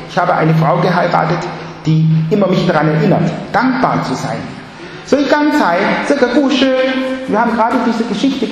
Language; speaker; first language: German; non-native, fluent; Chinese